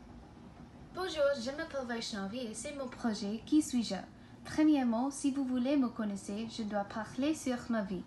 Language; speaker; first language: French; non-native, learner; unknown